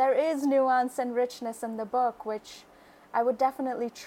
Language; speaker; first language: English; non-native, local second language; Bangla